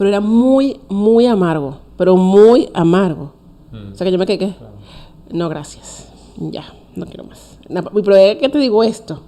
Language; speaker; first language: Spanish; native; Spanish